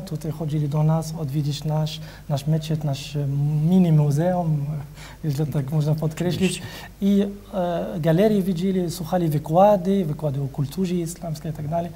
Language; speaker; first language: Polish; non-native, learner; Arabic